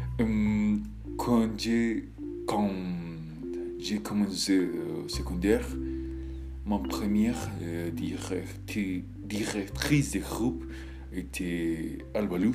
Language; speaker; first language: French; non-native, learner; Spanish